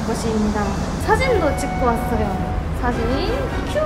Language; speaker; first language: Korean; non-native, fluent; Japanese